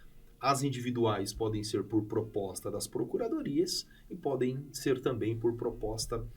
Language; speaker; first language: Portuguese; native; Portuguese